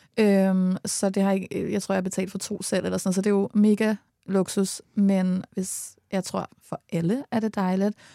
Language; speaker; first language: Danish; native; Danish